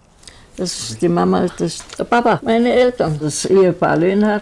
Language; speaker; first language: German; native; German